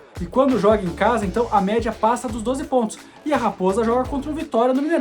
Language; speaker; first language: Portuguese; native; Portuguese